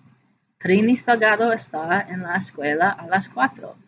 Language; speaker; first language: Spanish; non-native, fluent; English